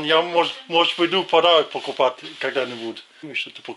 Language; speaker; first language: Russian; non-native, fluent; English